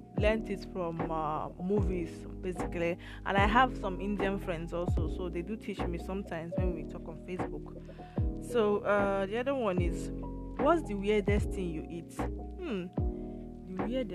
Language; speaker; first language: English; non-native, local second language; Igbo